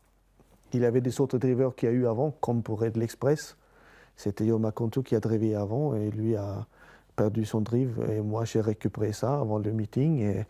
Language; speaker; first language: French; non-native, fluent; Swedish